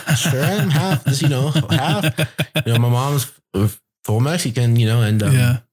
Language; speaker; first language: English; early bilingual, other home language; Spanish